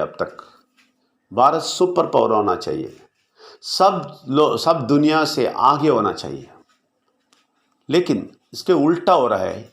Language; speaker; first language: Hindi; non-native, local second language; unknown